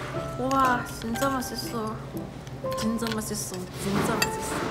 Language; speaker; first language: Korean; non-native, learner; Cantonese